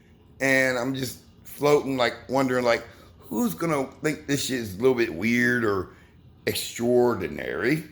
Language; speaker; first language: English; native; English